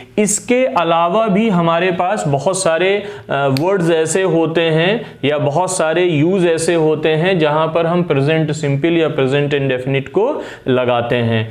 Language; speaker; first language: Hindi; native; Hindi